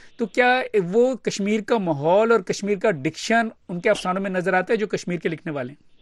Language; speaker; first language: Urdu; native; Urdu